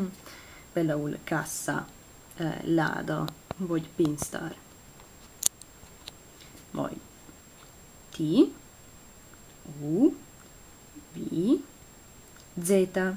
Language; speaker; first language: Hungarian; non-native, learner; Italian